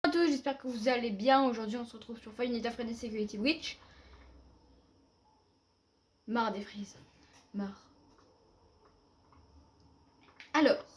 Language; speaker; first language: French; native; French